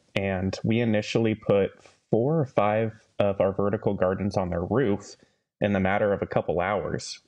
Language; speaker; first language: English; native; English